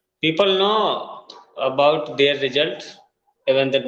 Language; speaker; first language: English; non-native, fluent; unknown